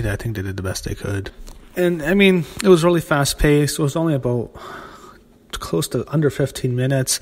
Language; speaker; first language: English; native; English